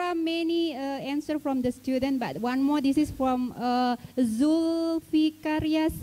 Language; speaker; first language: English; non-native, learner; Indonesian